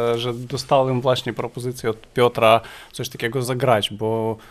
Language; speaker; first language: Polish; non-native, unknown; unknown